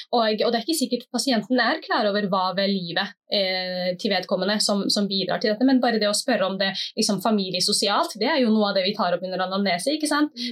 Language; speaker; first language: Norwegian; early bilingual, other home language; Somali